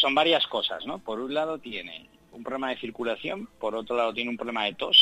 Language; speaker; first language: Spanish; native; Spanish